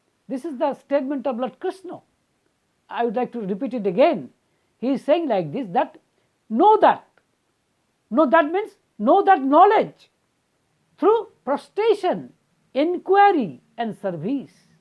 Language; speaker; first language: English; non-native, local second language; Bangla